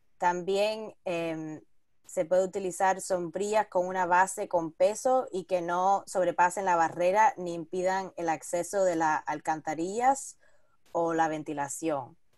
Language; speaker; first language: Spanish; early bilingual, heritage; Spanish